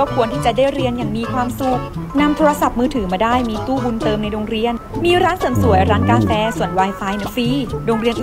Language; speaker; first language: Thai; native; Thai